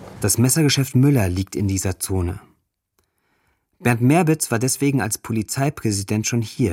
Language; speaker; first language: German; native; German